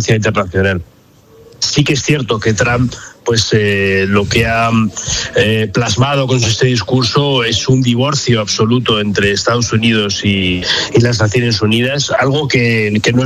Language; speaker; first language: Spanish; native; Spanish